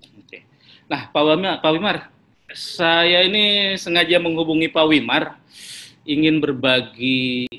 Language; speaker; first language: Indonesian; native; Indonesian